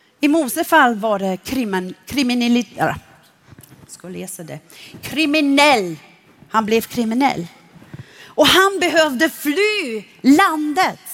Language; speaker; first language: Swedish; non-native, fluent; German